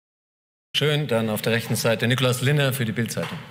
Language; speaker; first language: German; native; German